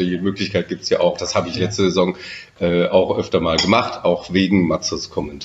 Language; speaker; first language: German; native; German